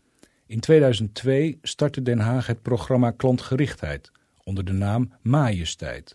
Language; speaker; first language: Dutch; native; Dutch